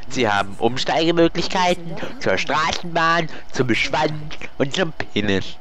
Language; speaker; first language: German; native; German